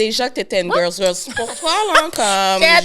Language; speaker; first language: French; native; French